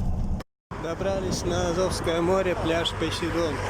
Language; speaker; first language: Russian; native; Russian